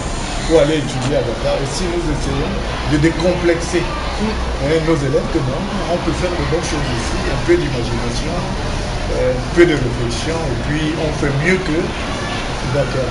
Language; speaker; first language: French; non-native, local second language; Wolof